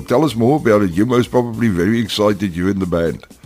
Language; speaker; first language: English; non-native, local second language; Afrikaans